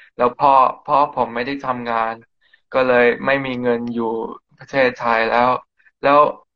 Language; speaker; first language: Thai; early bilingual, other home language; English